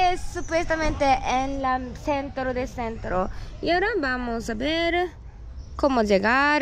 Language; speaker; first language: Spanish; non-native, learner; Japanese